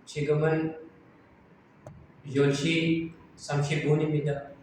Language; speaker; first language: Korean; non-native, learner; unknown